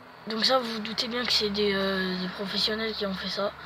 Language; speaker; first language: French; native; French